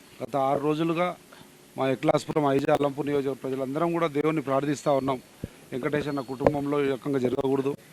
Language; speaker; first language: Telugu; native; Telugu